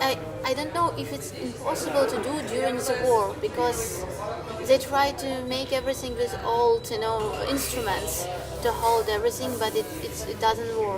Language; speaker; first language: English; non-native, learner; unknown